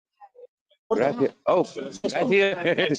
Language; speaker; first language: Spanish; non-native, learner; English